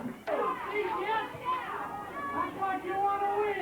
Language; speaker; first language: English; native; English